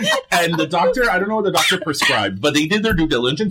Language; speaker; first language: English; early bilingual, other home language; Spanish